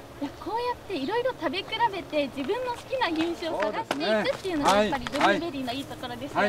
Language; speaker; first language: Japanese; native; Japanese